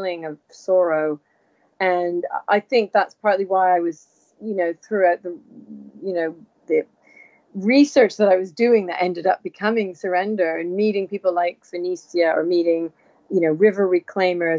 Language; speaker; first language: English; native; English